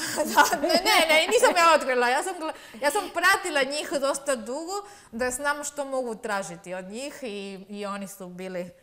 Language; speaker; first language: Croatian; non-native, learner; Spanish